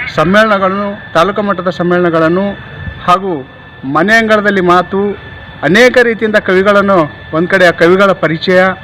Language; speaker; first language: Kannada; native; Kannada